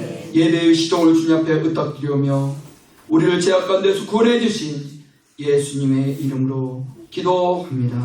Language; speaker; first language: Korean; native; Korean